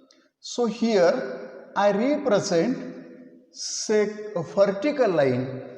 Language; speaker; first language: English; non-native, local second language; Marathi